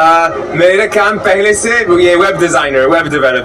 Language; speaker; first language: Hindi; non-native, learner; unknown